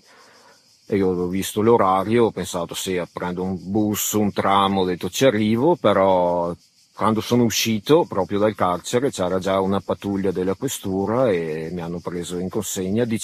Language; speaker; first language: Italian; early bilingual, other home language; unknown